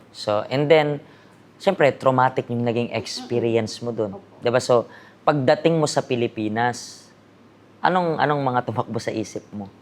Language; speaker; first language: Filipino; native; Filipino